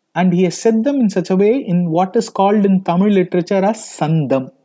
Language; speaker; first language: English; non-native, local second language; Tamil